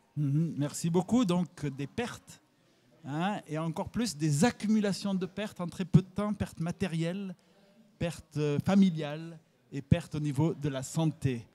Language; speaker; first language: French; native; French